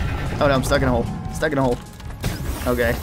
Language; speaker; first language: English; native; English